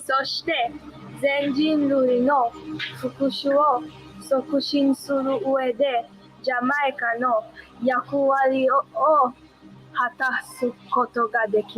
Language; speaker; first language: Japanese; non-native, learner; English